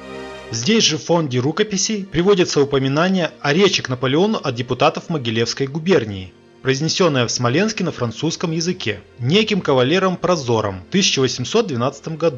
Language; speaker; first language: Russian; native; Russian